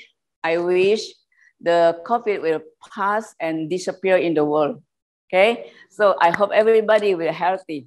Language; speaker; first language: English; non-native, learner; Indonesian